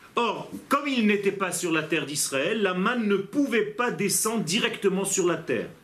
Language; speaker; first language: French; non-native, fluent; Hebrew